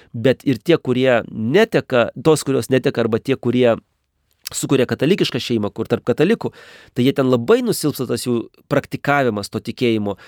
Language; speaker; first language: Lithuanian; native; Lithuanian